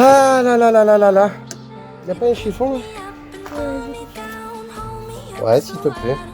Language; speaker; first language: French; native; French